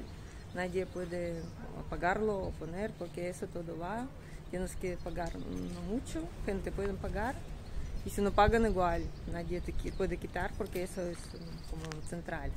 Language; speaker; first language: Spanish; non-native, learner; Russian